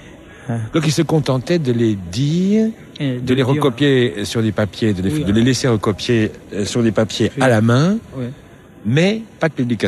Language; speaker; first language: French; native; French